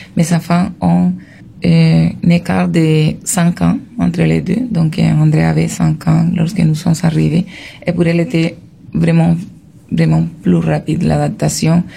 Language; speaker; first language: French; non-native, fluent; Spanish